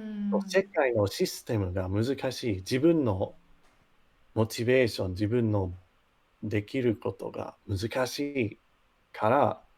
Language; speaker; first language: Japanese; non-native, learner; English